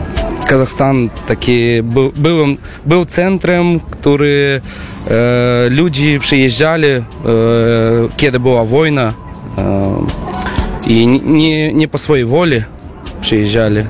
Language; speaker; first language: Polish; non-native, learner; Russian